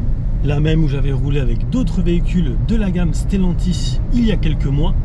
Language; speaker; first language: French; native; French